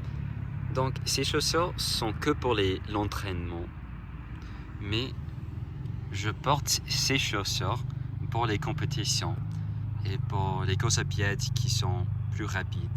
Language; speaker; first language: French; non-native, fluent; English